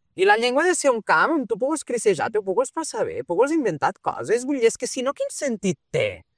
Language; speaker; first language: Catalan; early bilingual, other home language; Portuguese